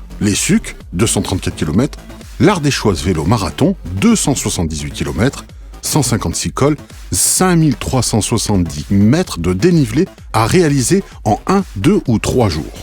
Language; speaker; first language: French; native; French